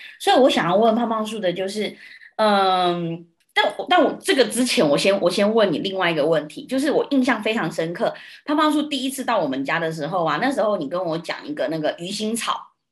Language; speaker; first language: Chinese; early bilingual, heritage; Chinese